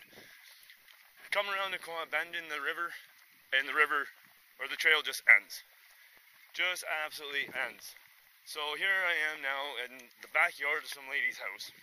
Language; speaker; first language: English; native; English